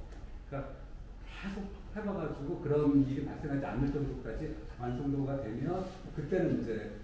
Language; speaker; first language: Korean; native; Korean